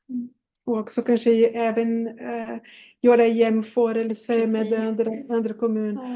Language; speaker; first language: Swedish; non-native, fluent; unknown